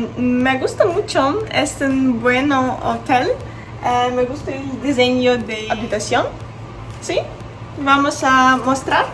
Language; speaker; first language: Spanish; non-native, learner; Russian